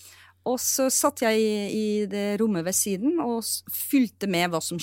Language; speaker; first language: Norwegian; non-native, fluent; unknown